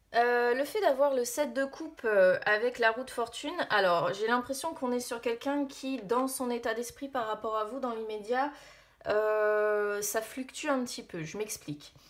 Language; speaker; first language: French; native; French